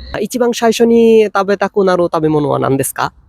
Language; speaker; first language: Japanese; non-native, learner; Bangla